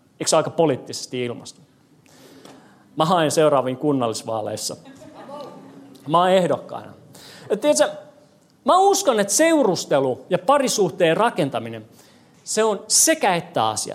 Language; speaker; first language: Finnish; non-native, fluent; English